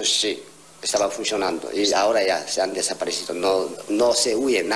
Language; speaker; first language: Spanish; non-native, fluent; Korean